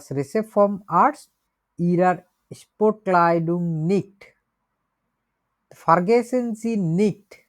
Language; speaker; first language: German; non-native, learner; Bangla